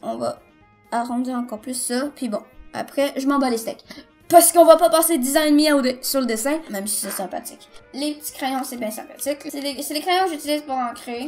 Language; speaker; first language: French; native; French